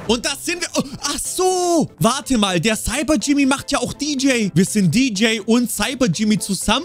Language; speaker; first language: German; native; German